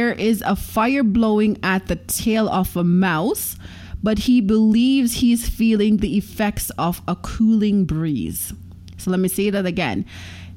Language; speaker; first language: English; non-native, local second language; Jamaican Creole English